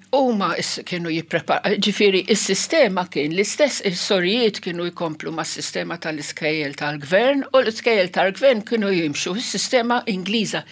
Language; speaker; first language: Maltese; non-native, local second language; Italian